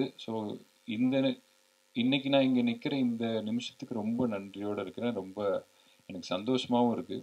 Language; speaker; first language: Tamil; native; Tamil